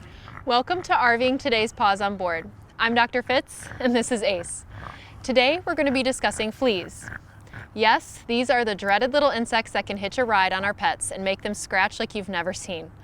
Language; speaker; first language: English; native; English